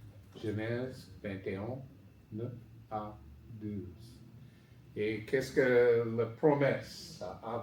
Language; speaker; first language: French; non-native, learner; English